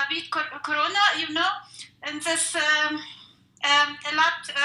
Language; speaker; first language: English; non-native, learner; Russian